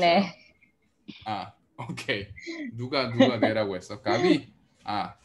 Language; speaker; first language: Korean; early bilingual, heritage; Korean